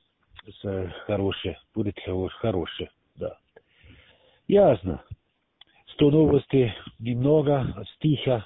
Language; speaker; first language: Russian; non-native, learner; German